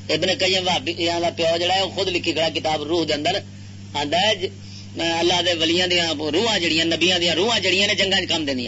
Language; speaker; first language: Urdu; non-native, local second language; Punjabi